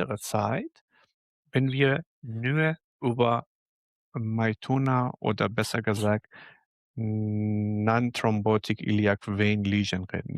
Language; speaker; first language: German; non-native, fluent; Arabic